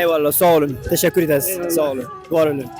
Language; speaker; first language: Turkish; non-native, learner; Uzbek